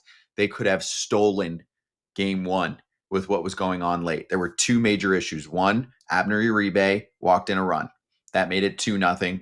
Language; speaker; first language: English; native; English